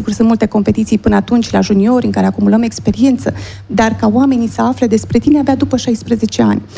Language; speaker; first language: Romanian; native; Romanian